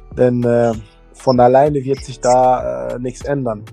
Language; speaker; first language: German; early bilingual, other home language; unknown